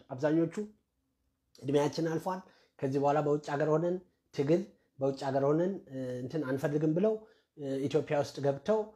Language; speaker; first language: Amharic; native; Amharic